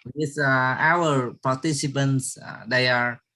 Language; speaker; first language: English; non-native, learner; Vietnamese